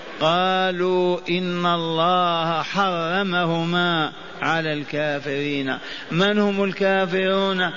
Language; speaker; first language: Arabic; native; Arabic